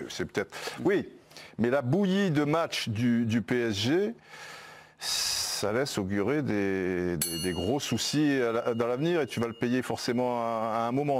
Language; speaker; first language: French; native; French